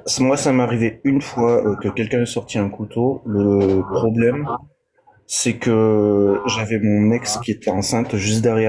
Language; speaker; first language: French; native; French